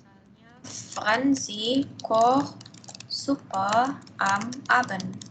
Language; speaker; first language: German; non-native, fluent; Indonesian